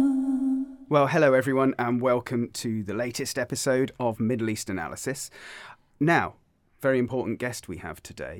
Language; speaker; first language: English; native; English